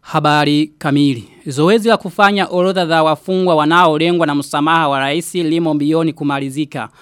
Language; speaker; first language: Swahili; non-native, local second language; Rundi